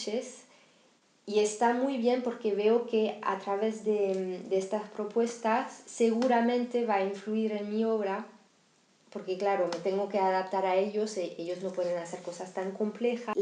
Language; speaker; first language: Spanish; non-native, fluent; French